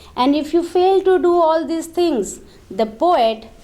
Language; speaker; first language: English; non-native, local second language; Marathi